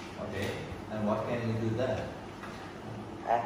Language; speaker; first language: English; non-native, fluent; Vietnamese